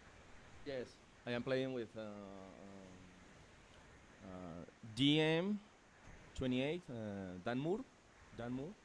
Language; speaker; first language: English; non-native, learner; Spanish